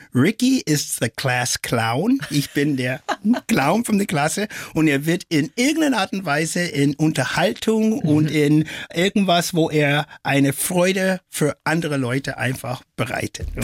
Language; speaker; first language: German; non-native, fluent; English